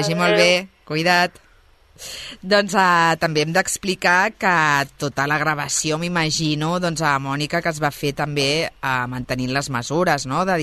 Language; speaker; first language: Catalan; native; Catalan